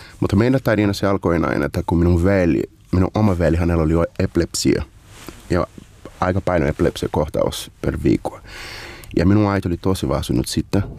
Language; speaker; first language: Finnish; non-native, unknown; Portuguese